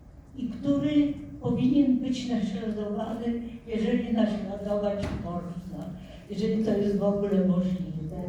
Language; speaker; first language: Polish; non-native, fluent; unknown